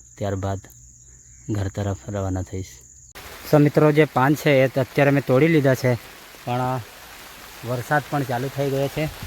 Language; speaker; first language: Gujarati; non-native, local second language; Vasavi